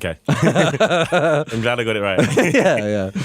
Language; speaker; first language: English; native; English